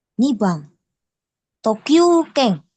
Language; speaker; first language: Japanese; non-native, learner; Indonesian